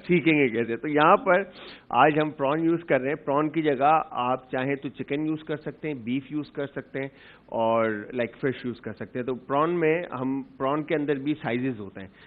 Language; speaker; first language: Urdu; native; Urdu